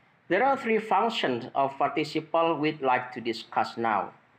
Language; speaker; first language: English; non-native, fluent; Indonesian